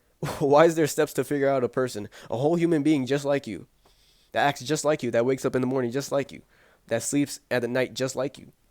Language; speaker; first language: English; native; English